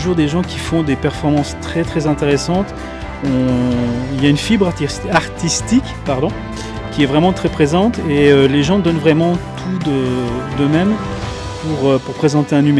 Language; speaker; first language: French; native; French